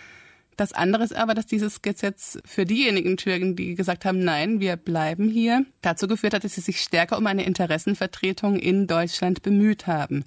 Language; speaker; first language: German; native; German